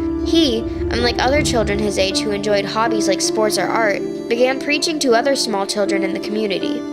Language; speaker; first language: English; native; English